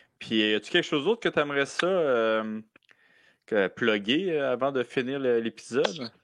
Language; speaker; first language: French; native; French